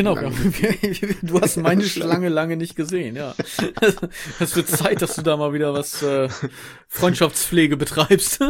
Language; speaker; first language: German; native; German